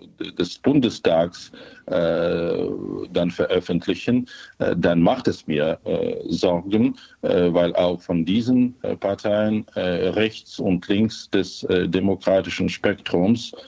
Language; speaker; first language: German; non-native, fluent; Ukrainian